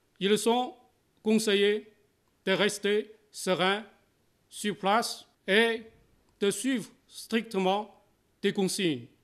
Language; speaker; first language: French; non-native, fluent; Chinese